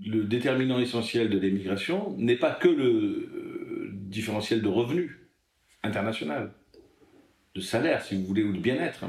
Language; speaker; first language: French; native; French